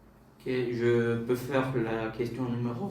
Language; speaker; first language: French; non-native, learner; Bulgarian